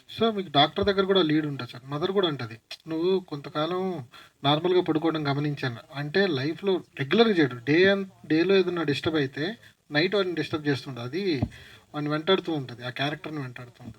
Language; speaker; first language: Telugu; native; Telugu